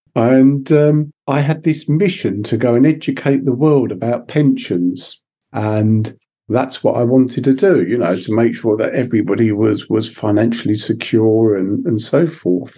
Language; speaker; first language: English; native; English